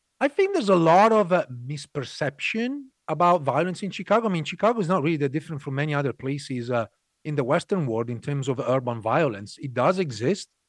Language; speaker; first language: English; non-native, fluent; Italian